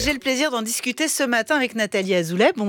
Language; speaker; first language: French; native; French